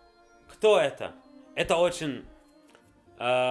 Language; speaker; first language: Russian; non-native, learner; English